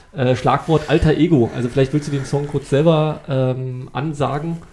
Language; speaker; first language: German; native; German